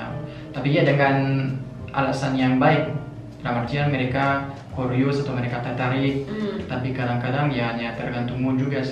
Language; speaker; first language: Indonesian; non-native, fluent; French